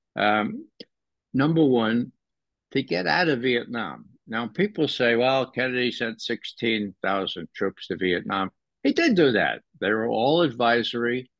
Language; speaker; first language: English; native; English